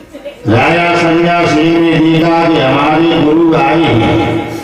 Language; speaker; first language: Hindi; native; Hindi